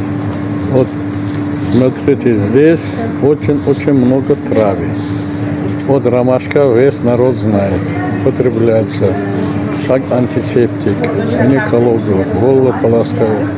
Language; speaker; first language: Russian; non-native, local second language; Tajik